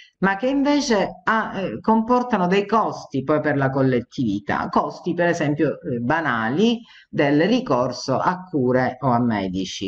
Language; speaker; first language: Italian; native; Italian